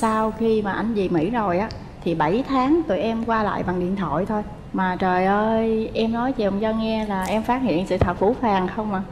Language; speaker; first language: Vietnamese; native; Vietnamese